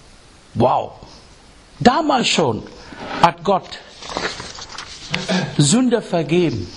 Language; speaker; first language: German; non-native, fluent; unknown